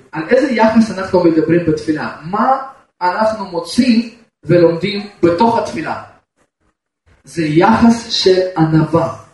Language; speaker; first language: Hebrew; non-native, fluent; Russian